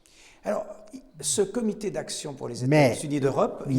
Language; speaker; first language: French; native; French